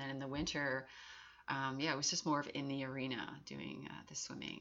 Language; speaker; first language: English; native; English